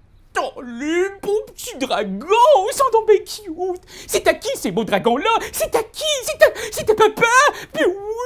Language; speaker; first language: French; native; French